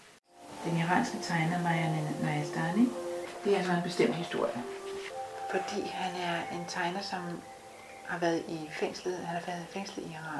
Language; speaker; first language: Danish; native; Danish